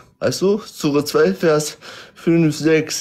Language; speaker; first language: German; early bilingual, other home language; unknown